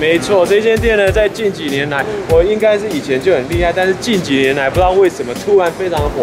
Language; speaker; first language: Chinese; native; Chinese